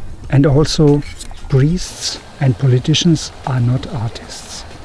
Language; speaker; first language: English; non-native, fluent; German